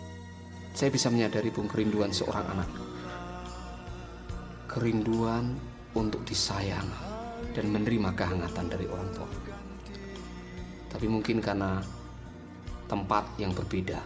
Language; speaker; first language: Indonesian; native; Indonesian